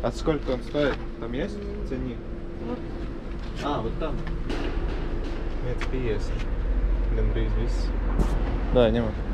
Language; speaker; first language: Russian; non-native, local second language; Latvian